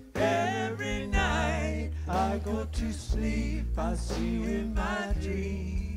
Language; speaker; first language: English; native; English